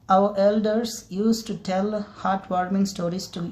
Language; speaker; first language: English; non-native, local second language; Kannada